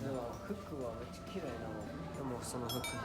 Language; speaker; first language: Japanese; non-native, learner; English